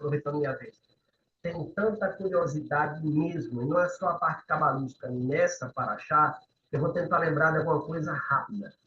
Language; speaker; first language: Portuguese; native; Portuguese